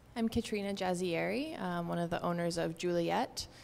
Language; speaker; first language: English; native; English